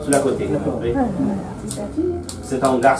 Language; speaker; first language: French; non-native, fluent; Spanish